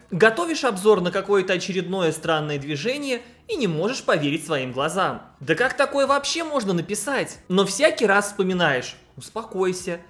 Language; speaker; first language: Russian; native; Russian